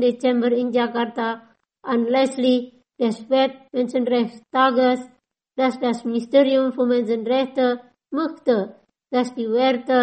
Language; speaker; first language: German; non-native, fluent; Indonesian